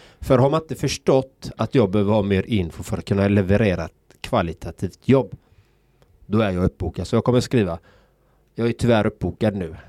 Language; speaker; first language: Swedish; native; Swedish